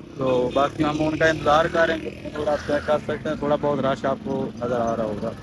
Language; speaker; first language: Urdu; non-native, local second language; Punjabi